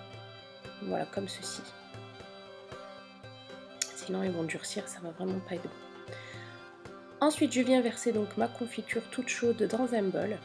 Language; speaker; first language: French; native; French